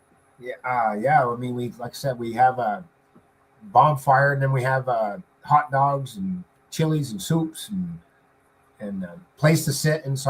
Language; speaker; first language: English; native; English